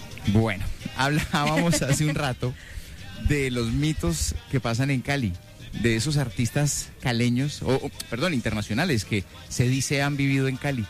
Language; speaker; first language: Spanish; native; Spanish